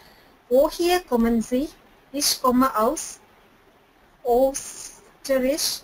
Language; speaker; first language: German; non-native, learner; Tamil